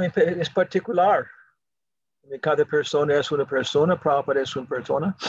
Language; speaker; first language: Spanish; non-native, fluent; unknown